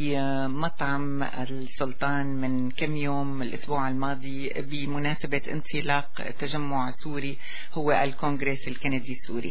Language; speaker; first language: Arabic; native; Arabic